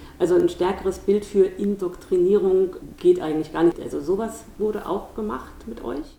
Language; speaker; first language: German; native; German